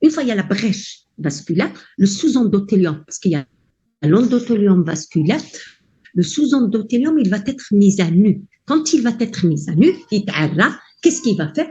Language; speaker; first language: French; non-native, local second language; Arabic